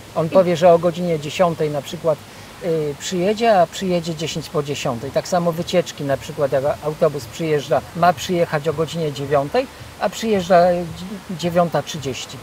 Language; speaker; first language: Polish; native; Polish